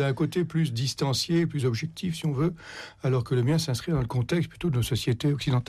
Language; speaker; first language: French; native; French